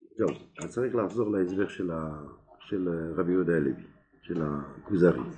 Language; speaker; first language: Hebrew; non-native, fluent; French